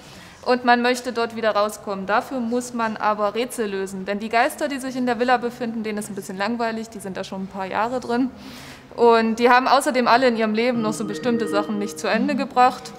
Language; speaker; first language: German; native; German